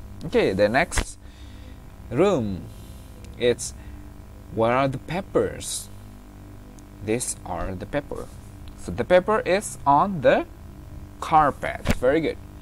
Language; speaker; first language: English; non-native, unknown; Indonesian